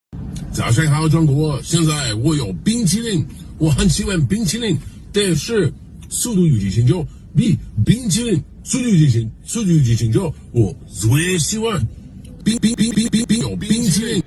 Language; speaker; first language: Chinese; non-native, learner; English